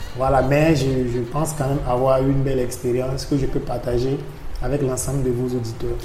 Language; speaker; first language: French; non-native, local second language; Mossi